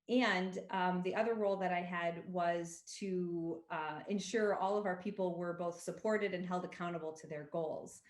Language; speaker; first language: English; native; English